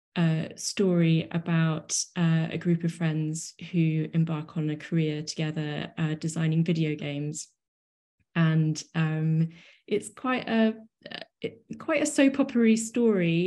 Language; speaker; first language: English; native; English